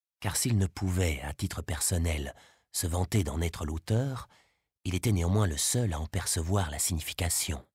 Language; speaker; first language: French; native; French